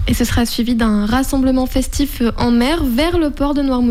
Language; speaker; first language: French; native; French